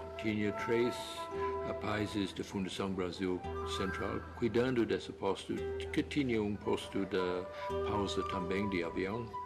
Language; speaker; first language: Portuguese; non-native, fluent; English